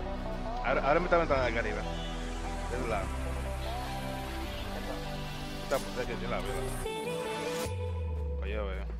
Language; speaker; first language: Spanish; native; Spanish